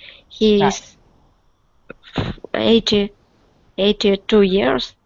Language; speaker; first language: English; non-native, learner; Russian